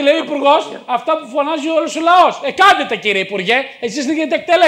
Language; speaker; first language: Greek; native; Greek